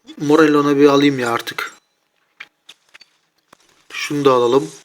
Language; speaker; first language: Turkish; native; Turkish